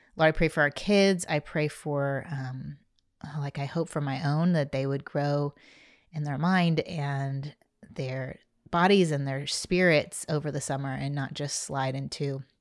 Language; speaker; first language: English; native; English